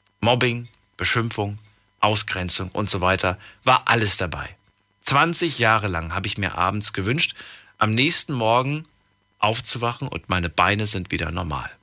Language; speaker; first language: German; native; German